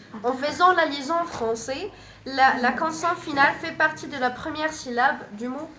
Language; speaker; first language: French; non-native, learner; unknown